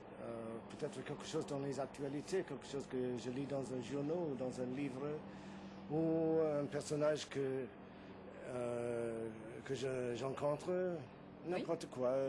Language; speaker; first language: French; non-native, fluent; English